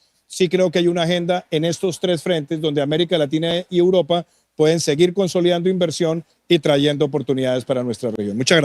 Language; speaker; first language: Spanish; native; Spanish